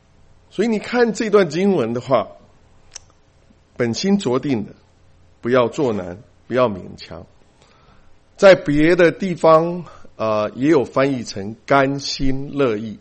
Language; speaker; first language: Chinese; native; Chinese